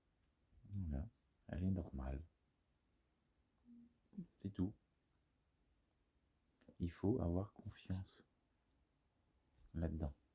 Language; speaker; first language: French; native; French